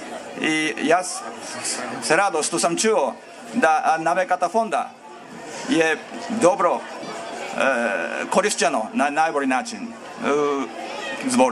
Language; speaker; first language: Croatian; non-native, learner; Japanese